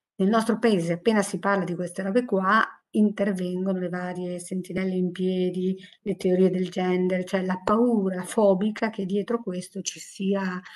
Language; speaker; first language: Italian; native; Italian